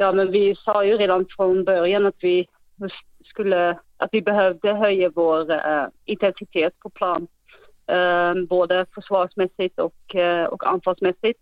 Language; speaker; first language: Swedish; non-native, fluent; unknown